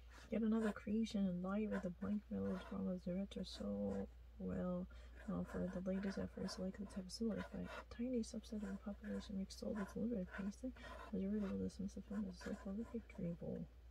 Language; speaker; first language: English; non-native, fluent; Korean